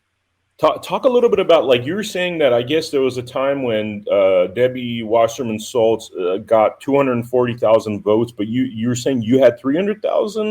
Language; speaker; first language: English; native; English